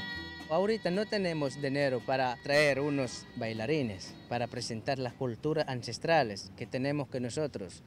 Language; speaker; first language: Spanish; non-native, local second language; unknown